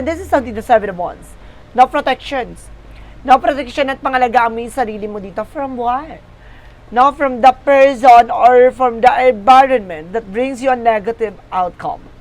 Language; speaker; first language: English; non-native, local second language; Filipino